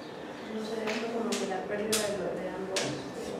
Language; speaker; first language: Spanish; native; Spanish